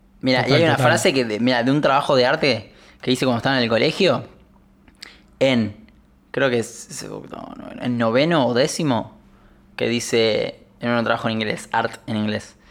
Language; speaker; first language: Spanish; native; Spanish